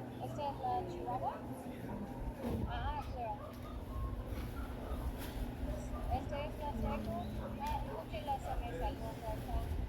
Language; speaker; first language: Spanish; non-native, learner; English